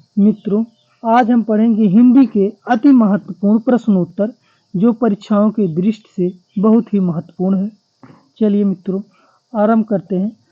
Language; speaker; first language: Hindi; native; Hindi